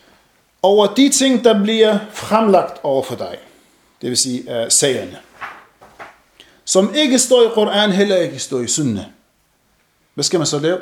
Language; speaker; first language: Danish; non-native, fluent; Arabic